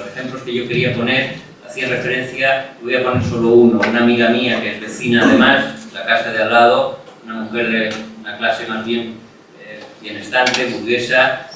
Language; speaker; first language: Spanish; non-native, local second language; Catalan